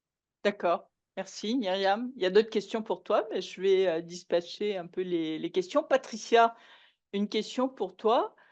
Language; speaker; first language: French; native; French